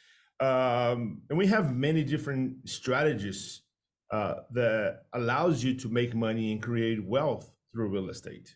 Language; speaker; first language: English; non-native, fluent; Portuguese